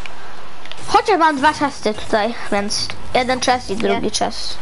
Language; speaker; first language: Polish; early bilingual, heritage; Polish